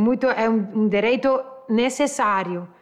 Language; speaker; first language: Portuguese; non-native, learner; Italian